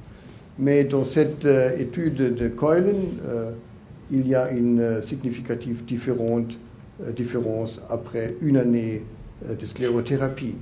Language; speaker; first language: French; non-native, learner; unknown